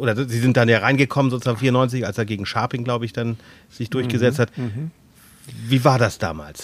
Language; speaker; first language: German; native; German